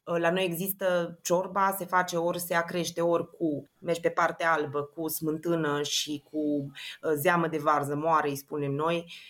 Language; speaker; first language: Romanian; native; Romanian